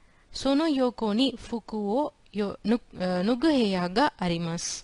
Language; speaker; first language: Japanese; non-native, fluent; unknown